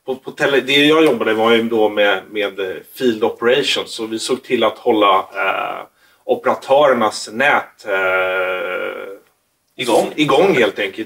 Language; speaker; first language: Swedish; native; Swedish